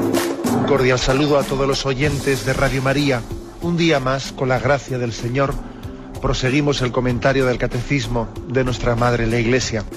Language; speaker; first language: Spanish; native; Spanish